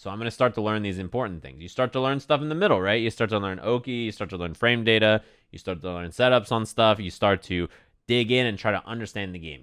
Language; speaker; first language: English; native; English